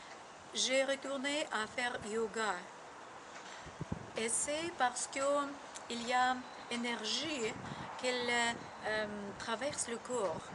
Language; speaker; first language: French; non-native, learner; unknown